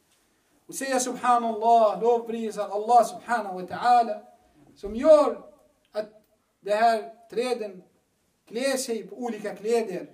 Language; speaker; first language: Swedish; non-native, fluent; Arabic